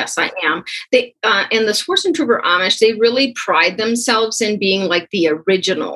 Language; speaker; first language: English; early bilingual, other home language; German